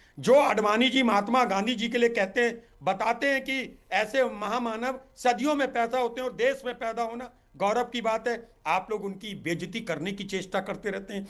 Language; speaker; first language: Hindi; native; Hindi